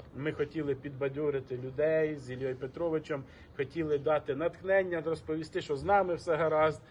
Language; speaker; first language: Ukrainian; non-native, local second language; Russian